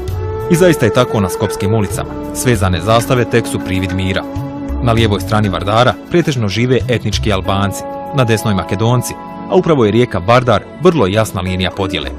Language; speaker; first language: Bosnian; native; Bosnian